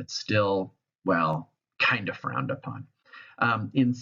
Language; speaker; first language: English; native; English